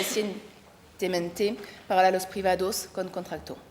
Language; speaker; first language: Spanish; non-native, learner; French